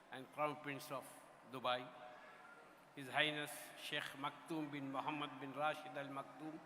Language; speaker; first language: English; non-native, local second language; Malayalam